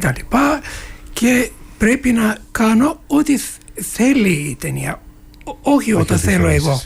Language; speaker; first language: Greek; non-native, learner; Turkish